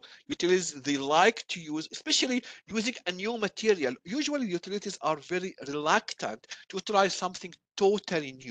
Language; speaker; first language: English; non-native, fluent; Arabic